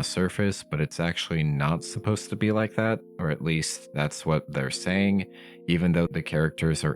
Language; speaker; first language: English; native; English